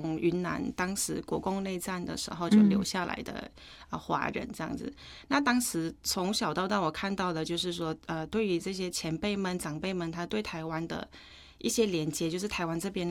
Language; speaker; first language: Chinese; non-native, fluent; Akha